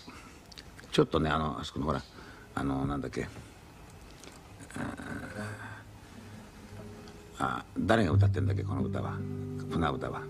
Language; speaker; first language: Japanese; native; Japanese